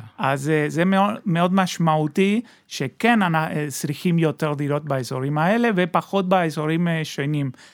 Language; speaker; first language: Hebrew; non-native, fluent; Spanish